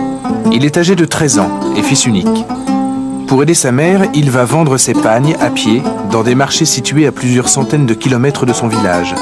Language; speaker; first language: French; native; French